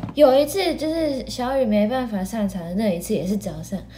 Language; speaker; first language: Chinese; non-native, fluent; Japanese